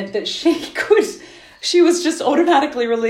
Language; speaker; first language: English; native; English